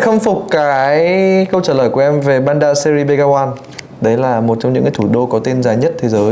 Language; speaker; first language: Vietnamese; native; Vietnamese